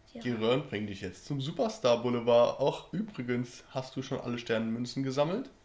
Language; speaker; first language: German; native; German